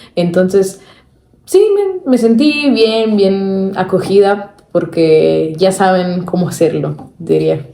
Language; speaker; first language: Spanish; non-native, fluent; Italian